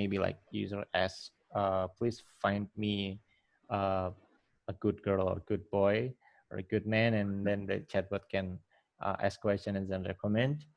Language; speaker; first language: English; non-native, fluent; Indonesian